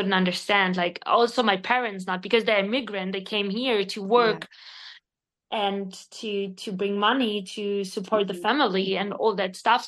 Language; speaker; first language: English; non-native, fluent; Spanish